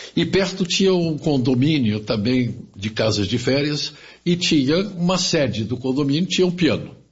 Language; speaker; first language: Portuguese; early bilingual, other home language; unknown